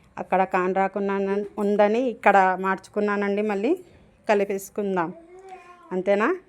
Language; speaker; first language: Telugu; non-native, local second language; Urdu